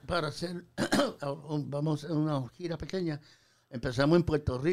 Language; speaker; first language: Spanish; early bilingual, heritage; Spanish